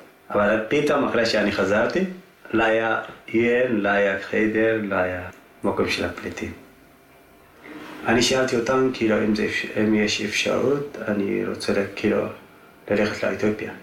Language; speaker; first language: Hebrew; non-native, fluent; Tigrinya